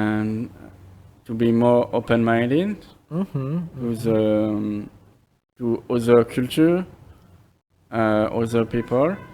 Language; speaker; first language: English; non-native, fluent; French